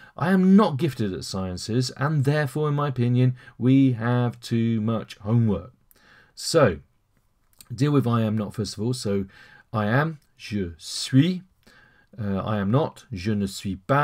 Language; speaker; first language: English; native; English